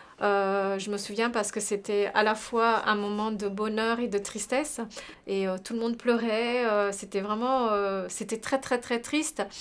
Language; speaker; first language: French; early bilingual, other home language; Kabuverdianu